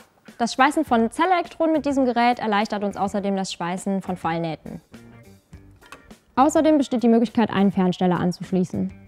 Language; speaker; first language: German; native; German